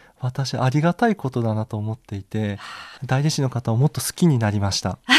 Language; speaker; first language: Japanese; native; Japanese